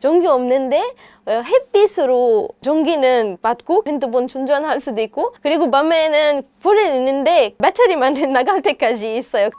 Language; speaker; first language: Korean; non-native, fluent; Arabic